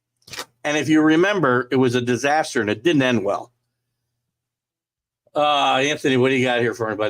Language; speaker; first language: English; native; English